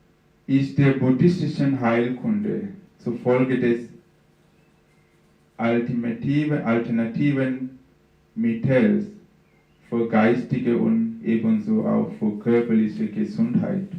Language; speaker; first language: German; non-native, fluent; Sinhala